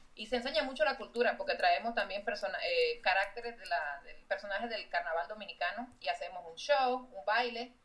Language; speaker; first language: Spanish; native; Spanish